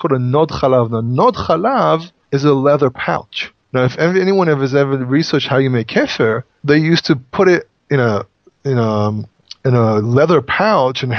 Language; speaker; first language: English; non-native, fluent; Hebrew